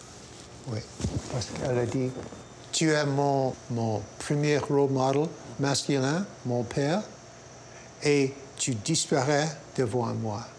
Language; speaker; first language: French; non-native, local second language; English